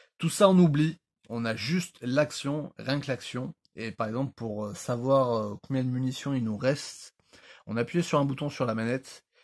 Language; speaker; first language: French; native; French